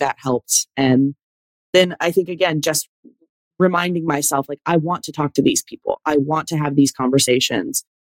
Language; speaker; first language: English; native; English